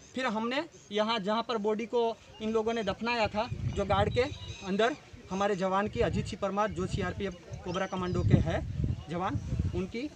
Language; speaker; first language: Hindi; non-native, local second language; Gujarati